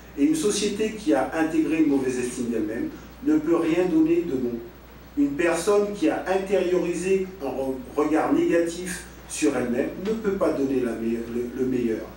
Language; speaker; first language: French; native; French